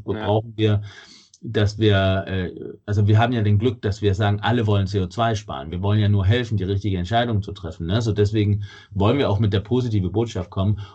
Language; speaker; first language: German; non-native, fluent; Danish